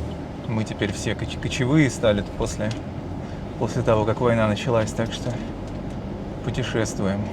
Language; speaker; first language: Russian; native; Russian